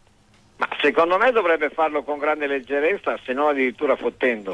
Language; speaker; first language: Italian; native; Italian